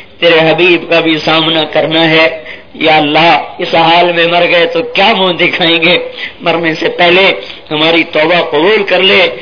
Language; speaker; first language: Urdu; non-native, local second language; Punjabi